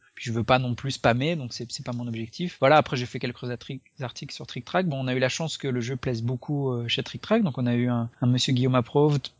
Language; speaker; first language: French; native; French